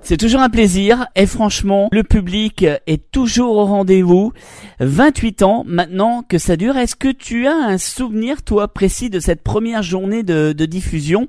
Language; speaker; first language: French; native; French